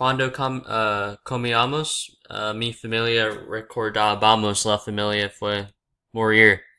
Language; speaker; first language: Spanish; non-native, learner; English